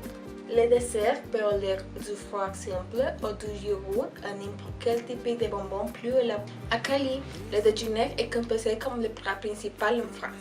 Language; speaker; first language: French; non-native, learner; Spanish